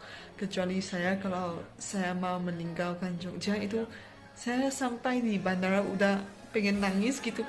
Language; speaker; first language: Indonesian; non-native, fluent; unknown